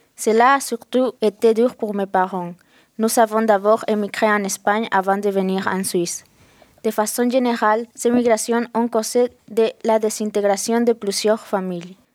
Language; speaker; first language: French; non-native, fluent; Spanish